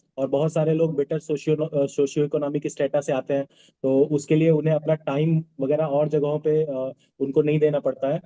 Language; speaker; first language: Hindi; non-native, local second language; Bhojpuri